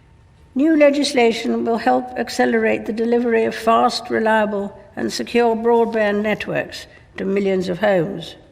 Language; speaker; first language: English; native; English